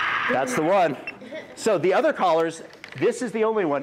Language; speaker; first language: English; native; English